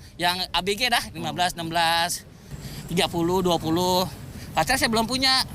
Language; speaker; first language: Indonesian; native; Indonesian